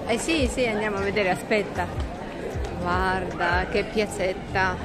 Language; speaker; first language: Italian; non-native, learner; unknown